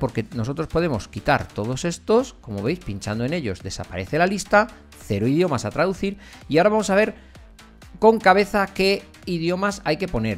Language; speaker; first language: Spanish; native; Spanish